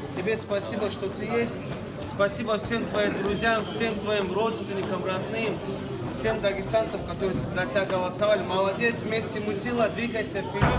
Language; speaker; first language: Russian; non-native, local second language; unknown